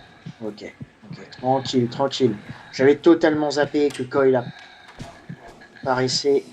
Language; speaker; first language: French; native; French